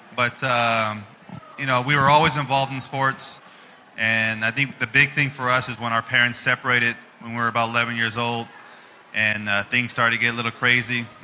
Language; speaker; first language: English; native; English